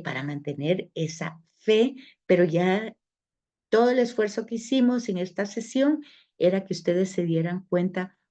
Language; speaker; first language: Spanish; native; Spanish